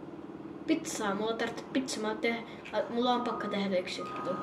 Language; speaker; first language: Finnish; early bilingual, other home language; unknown